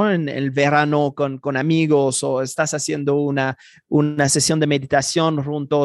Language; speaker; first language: Spanish; non-native, fluent; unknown